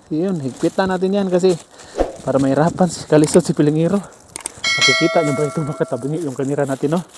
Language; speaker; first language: Filipino; non-native, local second language; Cebuano